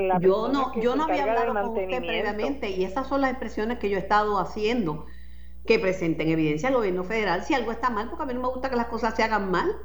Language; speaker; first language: Spanish; native; Spanish